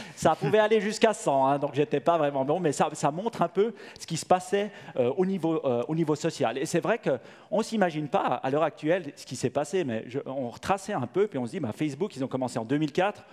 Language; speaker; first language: French; native; French